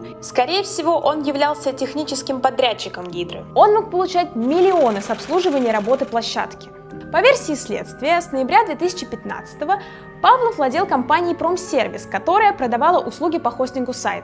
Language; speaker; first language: Russian; native; Russian